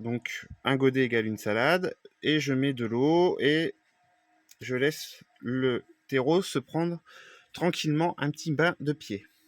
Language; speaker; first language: French; native; French